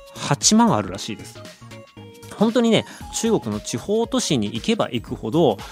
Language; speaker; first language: Japanese; native; Japanese